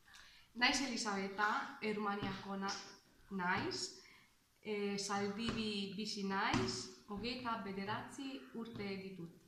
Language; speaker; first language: Basque; non-native, learner; Romanian